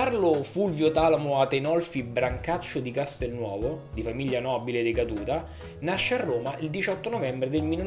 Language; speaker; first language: Italian; native; Italian